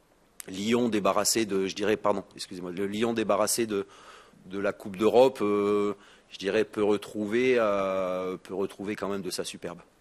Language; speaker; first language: French; native; French